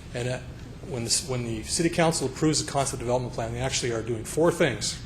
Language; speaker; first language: English; native; English